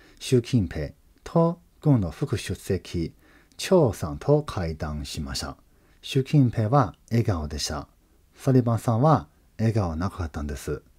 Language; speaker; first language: Japanese; non-native, fluent; Chinese